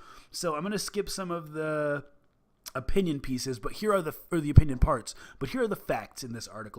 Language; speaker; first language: English; native; English